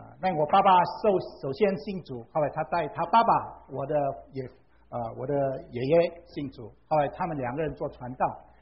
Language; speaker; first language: Chinese; non-native, fluent; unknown